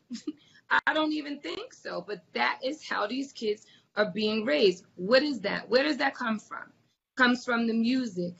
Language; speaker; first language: English; native; English